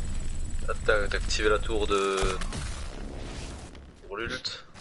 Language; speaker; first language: French; native; French